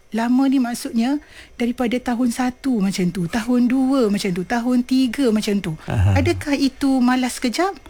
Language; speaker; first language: Malay; native; Malay